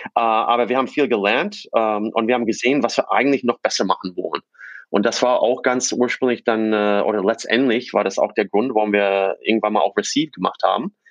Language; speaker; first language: German; non-native, fluent; English